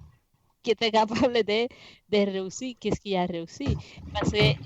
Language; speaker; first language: French; non-native, fluent; Spanish